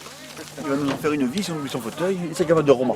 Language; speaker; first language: French; native; French